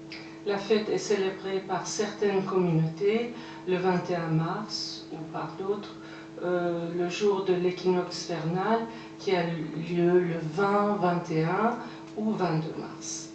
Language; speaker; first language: French; non-native, fluent; Persian